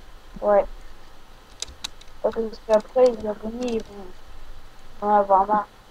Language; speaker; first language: French; native; French